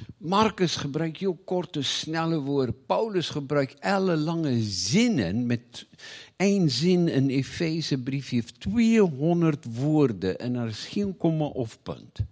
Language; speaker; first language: Dutch; non-native, fluent; Afrikaans